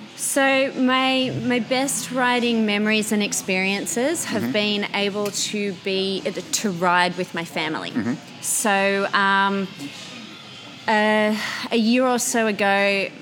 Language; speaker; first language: English; native; English